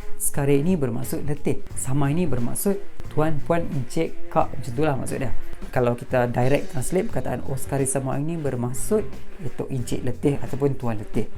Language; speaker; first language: Malay; native; Malay